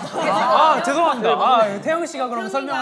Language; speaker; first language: Korean; native; Korean